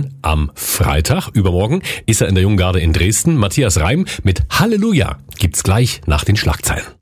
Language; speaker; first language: German; native; German